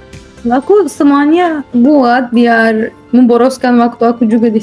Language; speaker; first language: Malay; non-native, fluent; Turkish